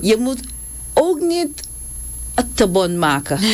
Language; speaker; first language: Dutch; non-native, local second language; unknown